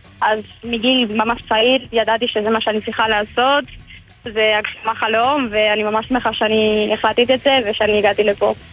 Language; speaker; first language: Hebrew; non-native, fluent; Spanish